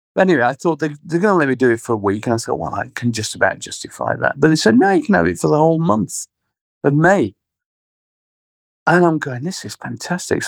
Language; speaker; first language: English; native; English